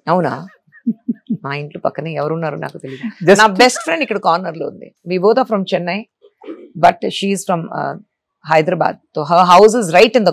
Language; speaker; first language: Telugu; non-native, learner; Tamil